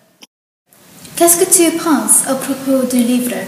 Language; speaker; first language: French; non-native, learner; English